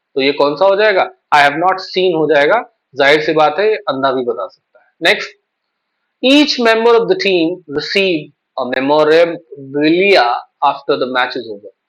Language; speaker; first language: Hindi; native; Hindi